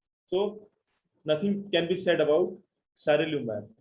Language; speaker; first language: English; non-native, local second language; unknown